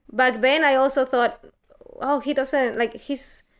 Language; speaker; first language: English; non-native, fluent; Spanish